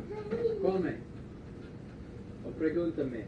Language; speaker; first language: Spanish; non-native, learner; English